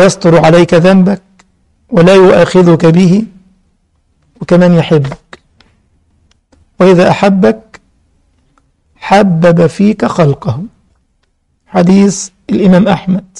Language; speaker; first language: Arabic; native; Arabic